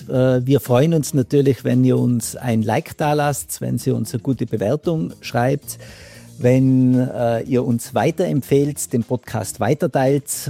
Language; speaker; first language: German; native; German